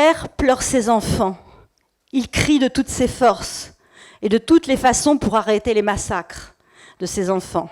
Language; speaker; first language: French; native; French